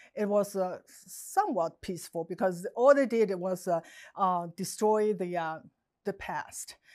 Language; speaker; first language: English; non-native, fluent; Chinese